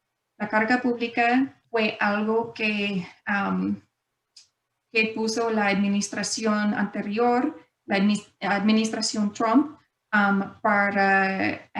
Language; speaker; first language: Spanish; non-native, fluent; English